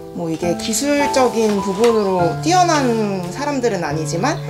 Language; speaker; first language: Korean; native; Korean